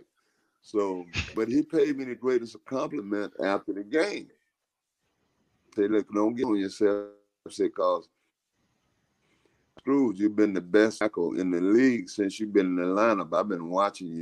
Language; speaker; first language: English; native; English